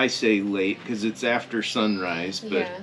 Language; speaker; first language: English; native; English